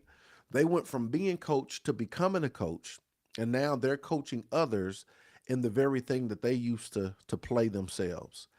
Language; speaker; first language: English; native; English